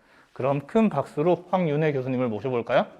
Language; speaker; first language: Korean; native; Korean